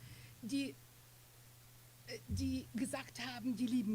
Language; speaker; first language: German; non-native, fluent; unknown